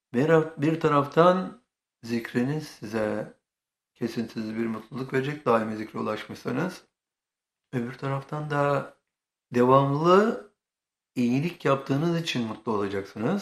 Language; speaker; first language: Turkish; native; Turkish